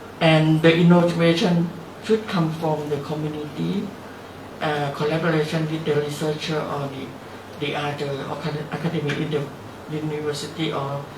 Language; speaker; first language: English; non-native, learner; Thai